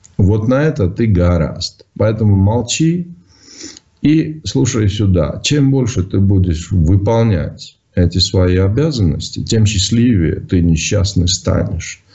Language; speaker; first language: Russian; non-native, local second language; Georgian